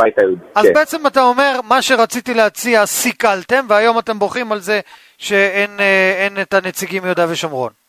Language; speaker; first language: Hebrew; native; Hebrew